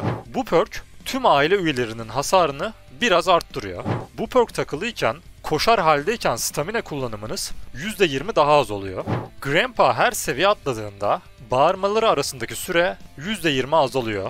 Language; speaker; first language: Turkish; native; Turkish